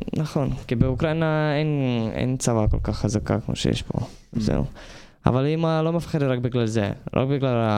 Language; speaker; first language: Hebrew; non-native, learner; Ukrainian